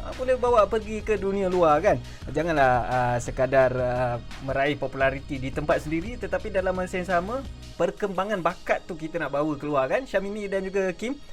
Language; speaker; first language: Malay; native; Malay